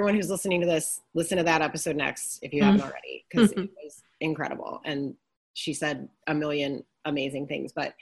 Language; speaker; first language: English; native; English